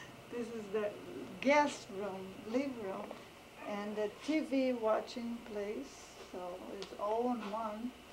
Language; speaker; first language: English; non-native, learner; Portuguese